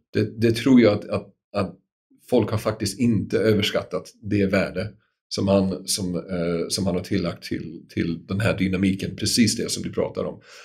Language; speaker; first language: Swedish; non-native, fluent; English